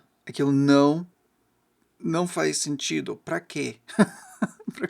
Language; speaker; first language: Portuguese; non-native, fluent; English